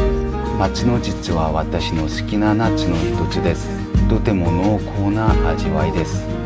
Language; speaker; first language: Japanese; non-native, learner; Korean